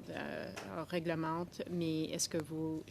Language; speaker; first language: French; native; French